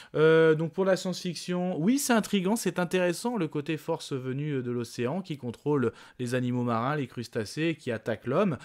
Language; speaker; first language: French; native; French